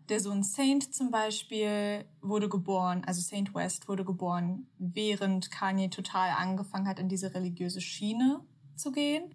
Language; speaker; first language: German; early bilingual, other home language; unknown